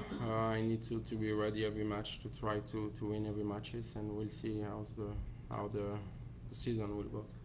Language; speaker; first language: English; non-native, fluent; French